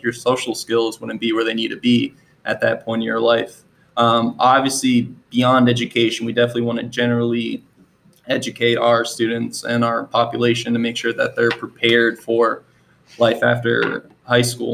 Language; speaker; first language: English; native; English